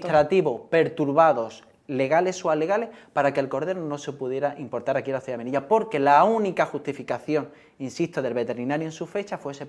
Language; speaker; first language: Spanish; native; Spanish